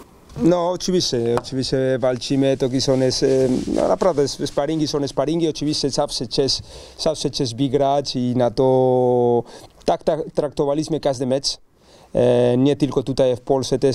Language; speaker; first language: Polish; non-native, learner; Spanish